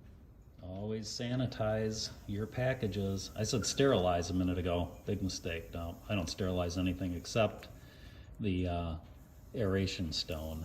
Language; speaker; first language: English; native; English